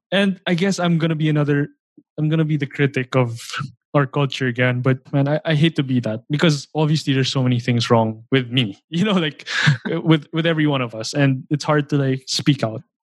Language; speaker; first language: English; non-native, local second language; Filipino